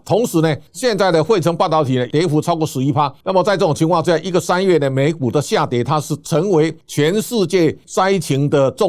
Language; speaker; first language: Chinese; native; Chinese